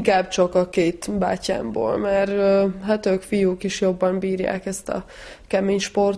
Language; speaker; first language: Hungarian; early bilingual, heritage; Hungarian